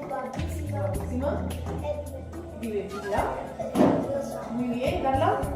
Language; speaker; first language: Spanish; native; Spanish